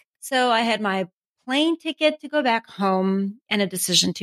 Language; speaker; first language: English; non-native, fluent; Armenian